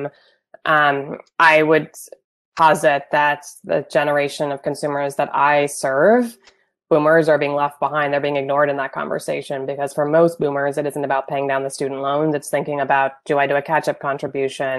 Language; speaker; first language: English; native; English